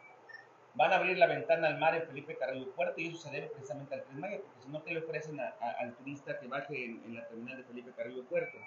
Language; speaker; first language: Spanish; native; Spanish